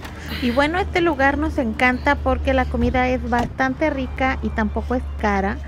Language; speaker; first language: Spanish; native; Spanish